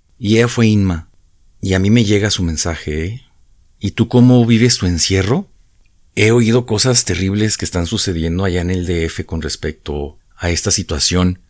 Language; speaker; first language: Spanish; native; Spanish